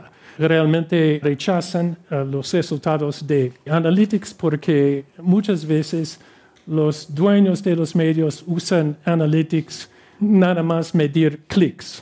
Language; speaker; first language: Spanish; non-native, fluent; English